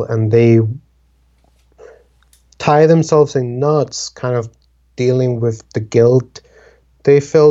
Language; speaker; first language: English; non-native, fluent; Spanish